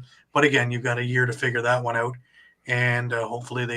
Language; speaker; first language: English; native; English